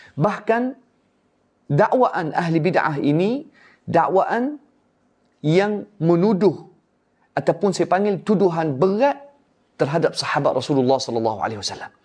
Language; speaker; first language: Malay; non-native, fluent; Arabic